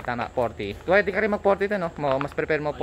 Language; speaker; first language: Filipino; native; Filipino